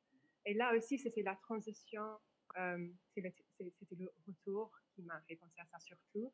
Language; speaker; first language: French; non-native, fluent; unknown